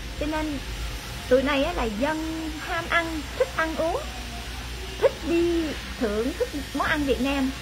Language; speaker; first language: Vietnamese; early bilingual, heritage; Vietnamese